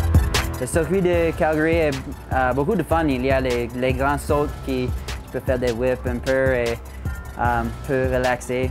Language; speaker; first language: French; non-native, local second language; English